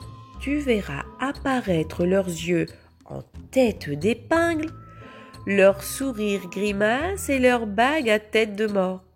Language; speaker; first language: French; native; French